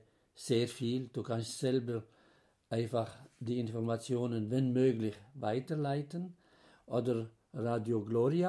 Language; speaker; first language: German; non-native, fluent; Arabic